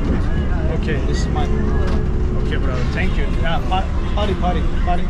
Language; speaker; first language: English; non-native, learner; Turkish